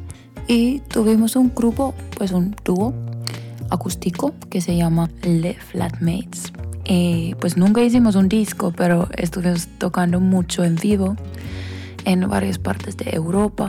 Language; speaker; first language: Spanish; non-native, fluent; Finnish